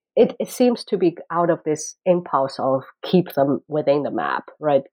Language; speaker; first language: English; non-native, fluent; Chinese